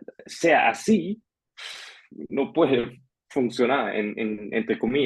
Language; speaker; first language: Spanish; non-native, fluent; German